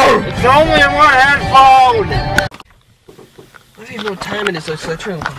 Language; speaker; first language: English; native; English